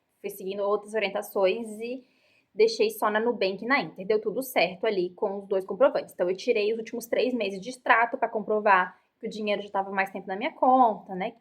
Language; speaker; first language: Portuguese; native; Portuguese